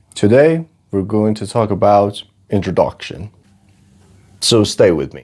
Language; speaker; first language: English; non-native, fluent; Persian